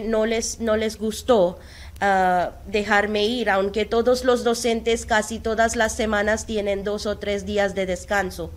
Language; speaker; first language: Spanish; non-native, fluent; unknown